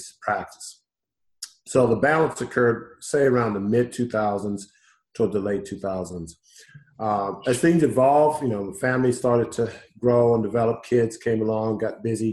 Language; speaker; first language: English; native; English